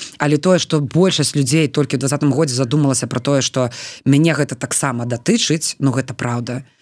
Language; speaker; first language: Belarusian; non-native, local second language; Russian